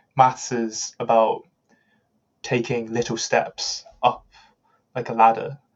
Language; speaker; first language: English; native; English